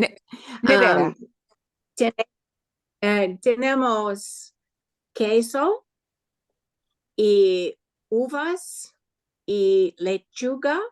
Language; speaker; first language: Spanish; non-native, learner; English